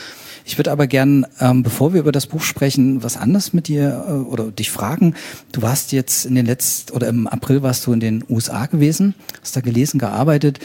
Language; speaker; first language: German; native; German